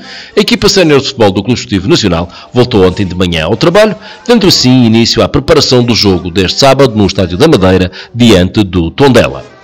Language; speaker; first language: Portuguese; native; Portuguese